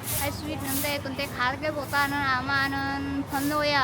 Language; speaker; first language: Korean; non-native, learner; Vietnamese